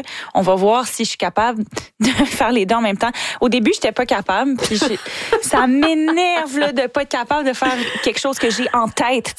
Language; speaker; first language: French; native; French